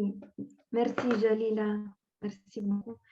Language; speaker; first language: French; non-native, fluent; Spanish